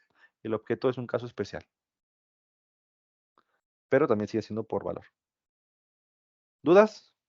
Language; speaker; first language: Spanish; native; Spanish